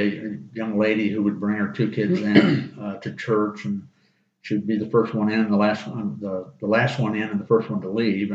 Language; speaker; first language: English; native; English